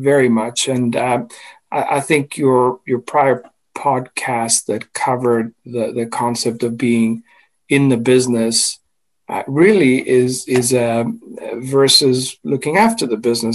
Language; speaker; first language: English; non-native, fluent; Greek